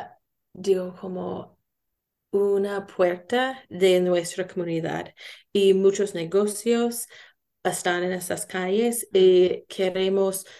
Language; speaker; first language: Spanish; non-native, learner; English